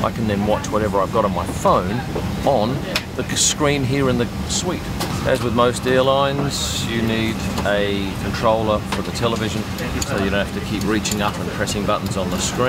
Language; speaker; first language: English; native; English